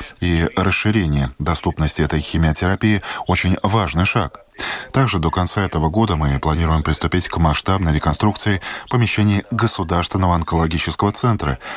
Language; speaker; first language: Russian; non-native, local second language; Latvian